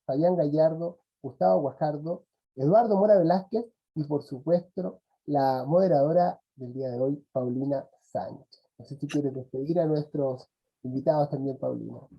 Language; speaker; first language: Spanish; native; Spanish